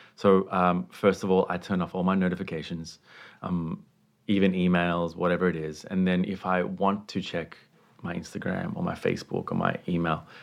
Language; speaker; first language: English; non-native, local second language; Sinhala